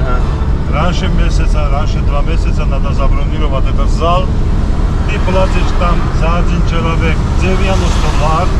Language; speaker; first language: Russian; non-native, fluent; Georgian